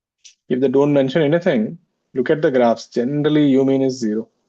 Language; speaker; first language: English; non-native, local second language; Hindi